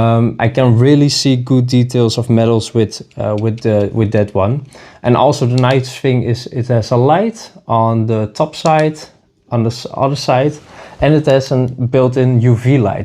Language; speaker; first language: English; non-native, fluent; Dutch